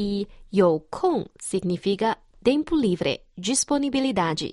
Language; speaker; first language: Portuguese; non-native, fluent; Chinese